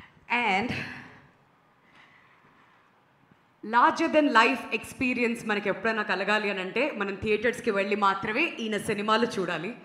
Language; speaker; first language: Telugu; native; Telugu